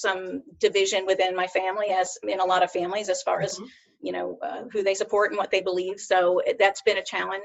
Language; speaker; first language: English; native; English